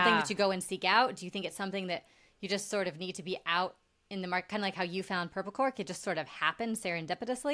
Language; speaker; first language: English; native; English